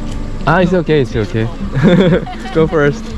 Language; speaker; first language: English; non-native, learner; Korean